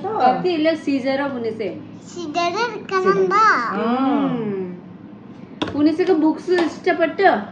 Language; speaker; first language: Malayalam; non-native, learner; Nepali